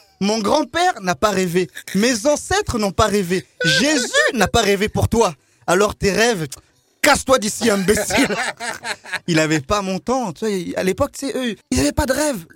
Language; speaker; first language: French; early bilingual, other home language; Lingala